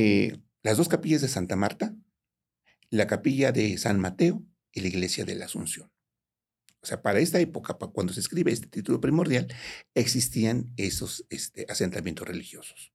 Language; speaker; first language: Spanish; native; Spanish